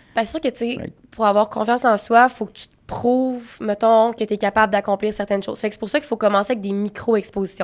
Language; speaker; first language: French; native; French